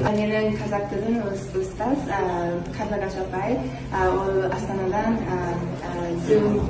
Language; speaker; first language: Kazakh; non-native, learner; English